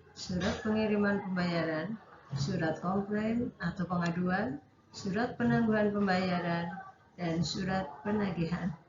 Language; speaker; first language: Indonesian; native; Indonesian